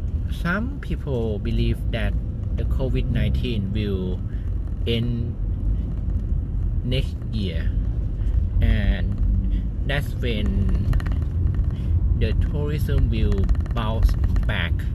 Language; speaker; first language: English; non-native, fluent; Thai